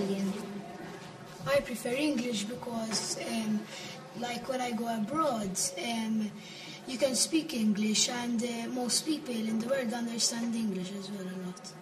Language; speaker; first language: English; non-native, local second language; Maltese